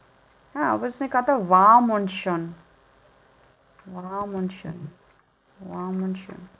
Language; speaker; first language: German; non-native, fluent; Hindi